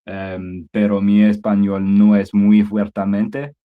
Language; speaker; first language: Spanish; non-native, learner; English